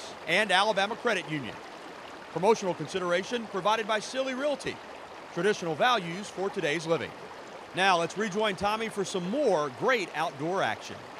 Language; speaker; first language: English; native; English